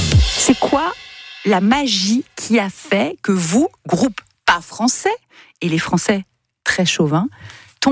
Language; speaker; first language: French; native; French